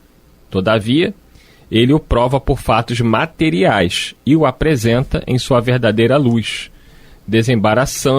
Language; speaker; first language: Portuguese; native; Portuguese